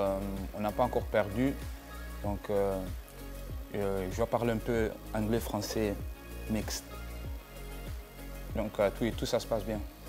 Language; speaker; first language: French; non-native, learner; Dutch